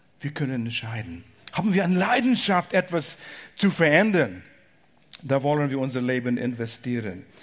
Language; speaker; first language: German; non-native, fluent; English